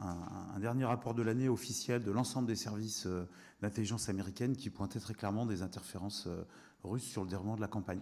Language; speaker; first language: French; native; French